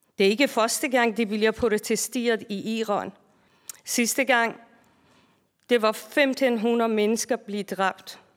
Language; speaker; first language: Danish; non-native, fluent; Persian